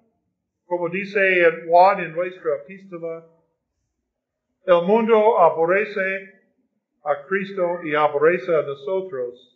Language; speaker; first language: Spanish; non-native, fluent; English